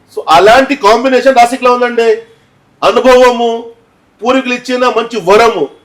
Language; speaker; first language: Telugu; non-native, fluent; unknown